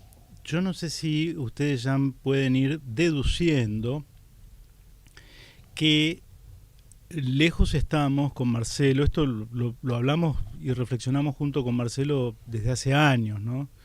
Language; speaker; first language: Spanish; native; Spanish